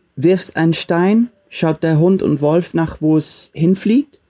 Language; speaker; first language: German; non-native, fluent; English